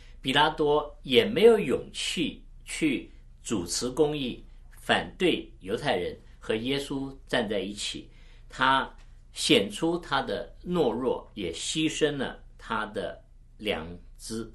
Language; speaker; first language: Chinese; native; Chinese